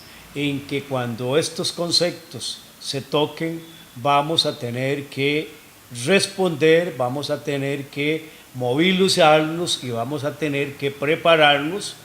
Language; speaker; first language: Spanish; native; Spanish